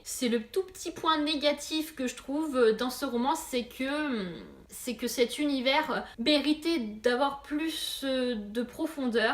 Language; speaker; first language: French; native; French